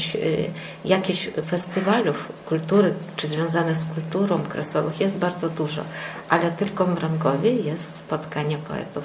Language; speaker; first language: Polish; early bilingual, heritage; Polish